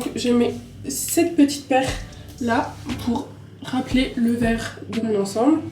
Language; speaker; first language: French; native; French